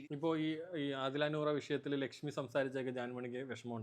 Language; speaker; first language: Malayalam; native; Malayalam